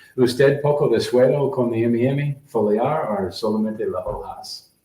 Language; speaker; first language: Spanish; non-native, learner; English